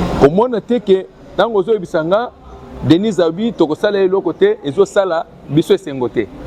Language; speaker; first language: Lingala; non-native, local second language; Luba-Lulua